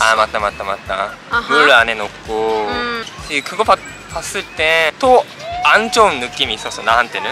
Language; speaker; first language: Korean; non-native, fluent; Japanese